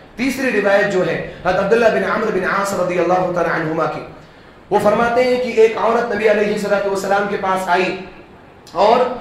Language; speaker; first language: Urdu; native; Urdu